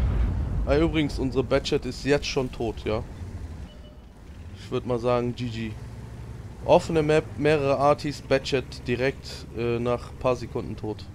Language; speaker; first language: German; native; German